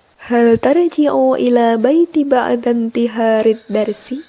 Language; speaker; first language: Arabic; non-native, learner; Indonesian